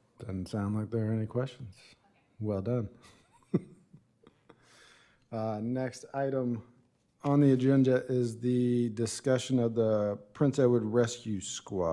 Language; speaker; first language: English; native; English